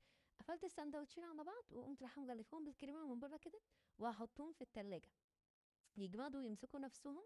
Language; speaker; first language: Arabic; native; Arabic